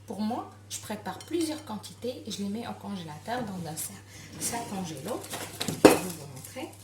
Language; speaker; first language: French; non-native, local second language; Arabic